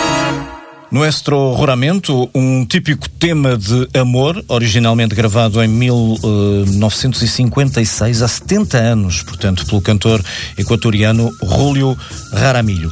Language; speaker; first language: Portuguese; native; Portuguese